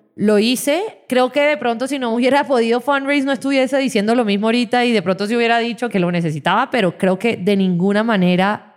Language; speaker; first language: Spanish; native; Spanish